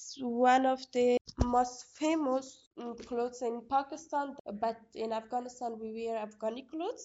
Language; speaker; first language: English; non-native, learner; Persian